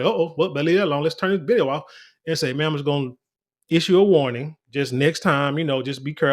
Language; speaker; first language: English; native; English